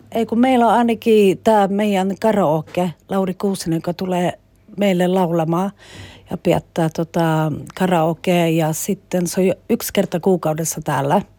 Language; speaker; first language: Finnish; early bilingual, heritage; Finnish